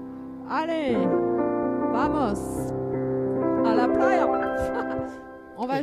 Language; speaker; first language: French; native; French